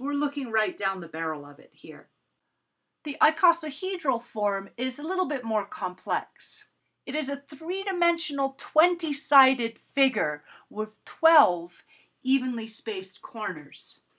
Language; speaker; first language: English; native; English